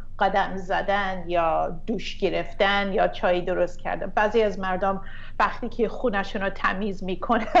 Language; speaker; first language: Persian; early bilingual, heritage; Persian